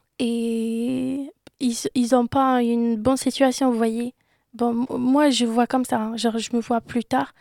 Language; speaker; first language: French; non-native, local second language; Arabic